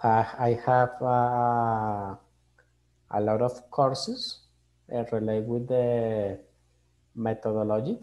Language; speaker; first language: English; non-native, learner; Spanish